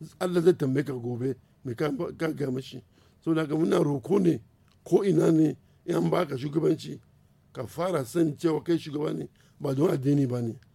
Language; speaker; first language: Hausa; non-native, local second language; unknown